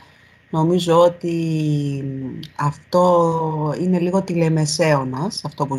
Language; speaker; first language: Greek; native; Greek